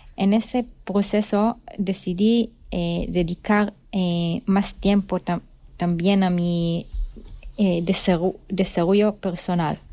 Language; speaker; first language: Spanish; non-native, learner; Hebrew